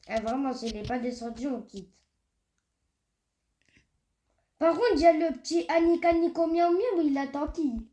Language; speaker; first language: French; native; French